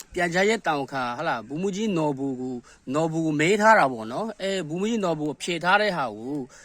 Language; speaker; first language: Burmese; non-native, local second language; Kachin